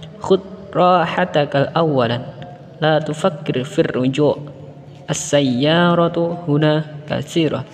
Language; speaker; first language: Arabic; non-native, learner; Indonesian